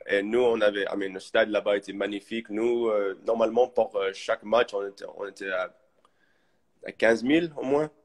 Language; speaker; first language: French; early bilingual, heritage; English